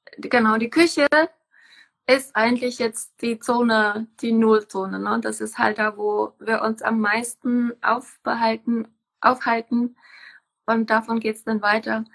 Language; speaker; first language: German; non-native, fluent; Czech